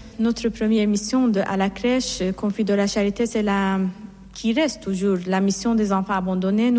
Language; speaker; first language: French; non-native, fluent; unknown